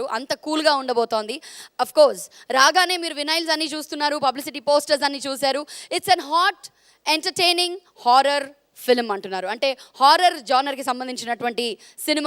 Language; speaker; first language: Telugu; native; Telugu